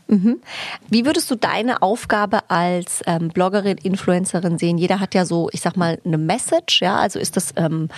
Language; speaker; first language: German; early bilingual, other home language; Spanish